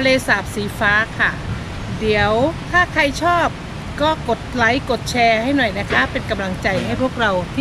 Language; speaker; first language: Thai; native; Thai